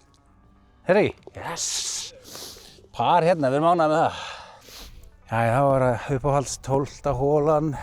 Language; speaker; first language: Icelandic; native; Icelandic